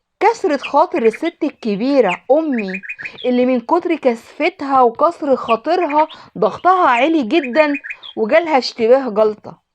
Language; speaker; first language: Egyptian Arabic; native; Egyptian Arabic